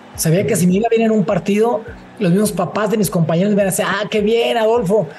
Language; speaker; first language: Spanish; native; Spanish